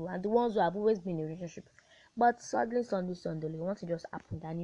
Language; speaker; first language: English; non-native, local second language; Yoruba